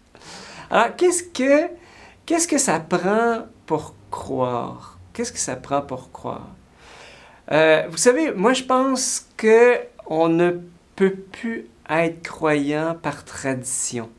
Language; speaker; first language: French; native; French